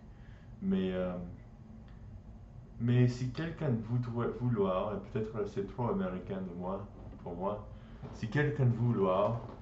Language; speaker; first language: French; non-native, learner; English